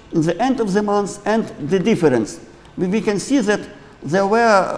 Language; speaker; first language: English; non-native, fluent; Ukrainian